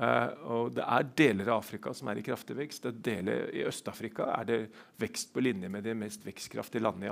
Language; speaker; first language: Norwegian; native; Norwegian